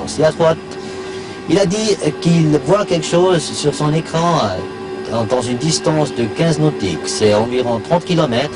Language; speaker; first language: French; non-native, local second language; German